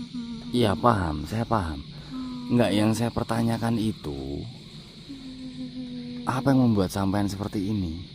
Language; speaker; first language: Indonesian; non-native, local second language; Javanese